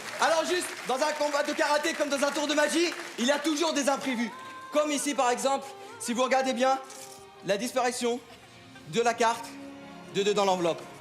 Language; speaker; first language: French; non-native, fluent; Arabic